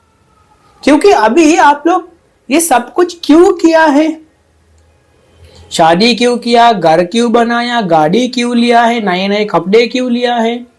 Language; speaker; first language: Hindi; non-native, fluent; Sinhala